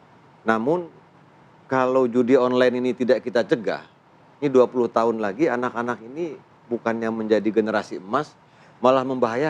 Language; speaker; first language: Indonesian; native; Indonesian